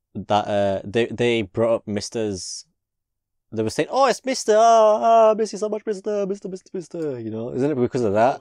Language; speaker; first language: English; native; English